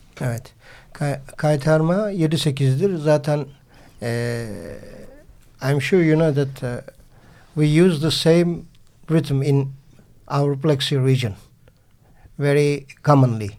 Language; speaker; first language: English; non-native, learner; Turkish